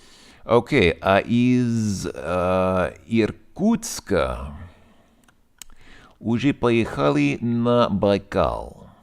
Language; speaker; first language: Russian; non-native, learner; English